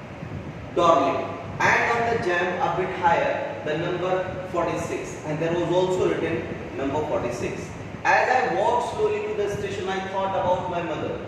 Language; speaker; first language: English; non-native, local second language; Hindi